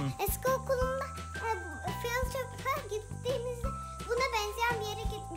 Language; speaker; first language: Turkish; early bilingual, heritage; Turkish